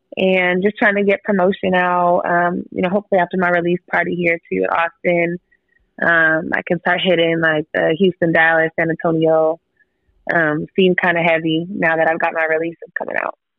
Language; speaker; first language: English; native; English